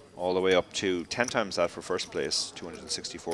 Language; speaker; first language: English; native; English